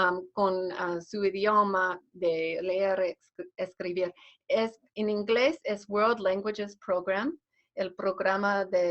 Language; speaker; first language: Spanish; non-native, fluent; English